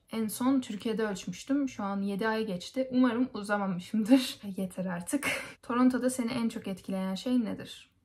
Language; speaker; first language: Turkish; native; Turkish